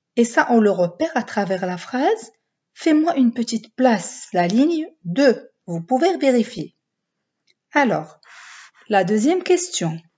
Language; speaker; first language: French; non-native, local second language; Arabic